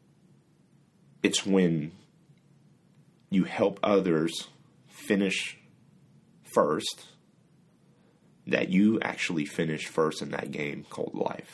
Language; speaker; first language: English; native; English